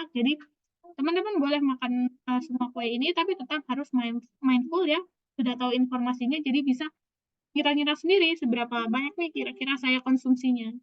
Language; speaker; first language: Indonesian; native; Indonesian